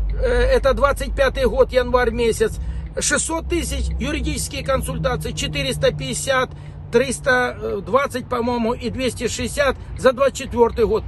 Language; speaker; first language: Russian; native; Russian